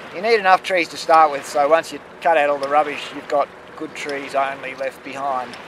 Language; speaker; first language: English; native; English